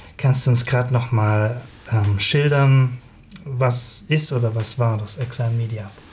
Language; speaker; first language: German; native; German